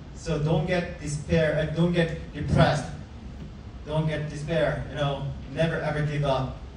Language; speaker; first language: English; non-native, fluent; Korean